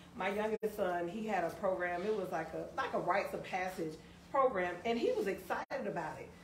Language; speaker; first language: English; native; English